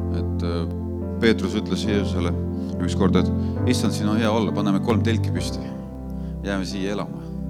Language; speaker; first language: Estonian; non-native, fluent; Lithuanian